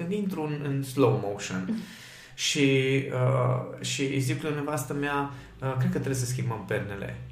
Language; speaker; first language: Romanian; non-native, local second language; Hungarian